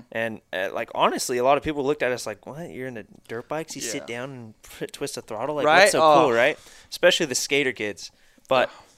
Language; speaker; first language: English; native; English